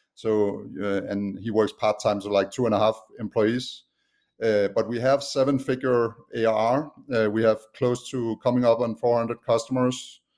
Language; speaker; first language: English; non-native, fluent; Danish